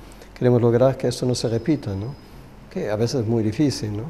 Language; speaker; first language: Spanish; non-native, fluent; German